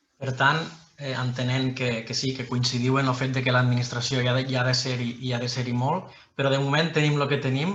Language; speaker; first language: Catalan; native; Catalan